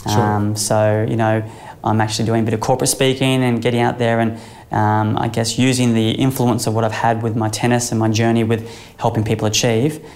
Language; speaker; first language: English; native; English